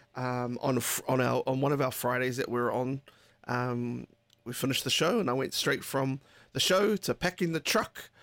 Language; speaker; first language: English; native; English